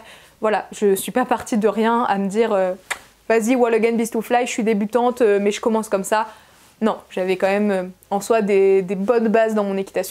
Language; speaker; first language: French; native; French